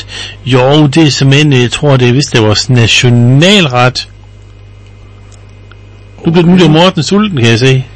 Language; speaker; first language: Danish; native; Danish